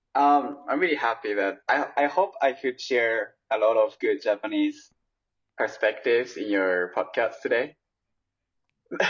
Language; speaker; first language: English; non-native, fluent; Japanese